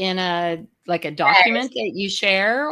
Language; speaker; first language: English; native; English